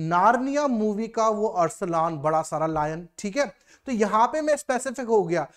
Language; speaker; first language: Hindi; native; Hindi